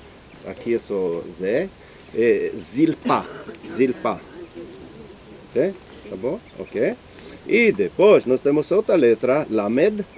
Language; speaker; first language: Portuguese; non-native, learner; Hebrew